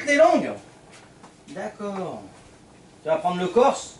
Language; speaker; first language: French; native; French